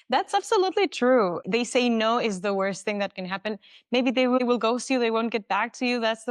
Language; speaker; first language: English; non-native, fluent; German